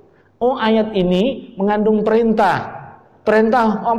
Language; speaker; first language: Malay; non-native, local second language; Javanese